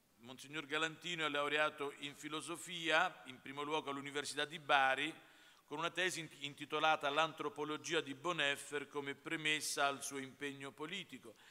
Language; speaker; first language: Italian; native; Italian